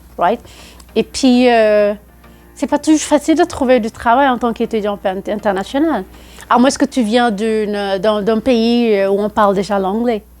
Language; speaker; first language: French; non-native, local second language; Wolof